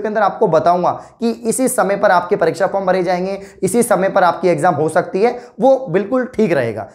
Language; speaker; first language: Hindi; native; Hindi